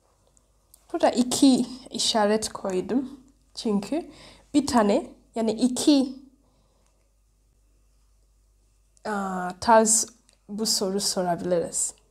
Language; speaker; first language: Turkish; non-native, learner; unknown